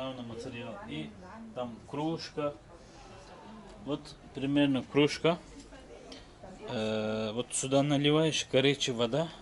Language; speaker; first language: Russian; non-native, learner; Turkish